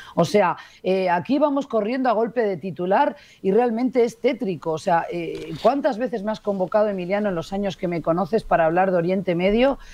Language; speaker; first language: Spanish; native; Spanish